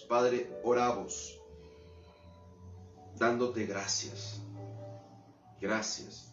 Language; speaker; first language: Spanish; native; Spanish